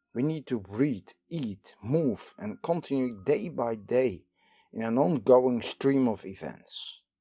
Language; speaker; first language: English; non-native, fluent; Dutch